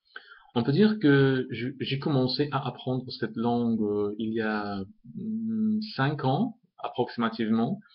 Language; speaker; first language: French; non-native, fluent; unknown